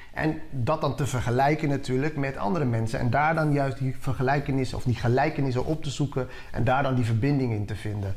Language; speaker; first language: Dutch; early bilingual, other home language; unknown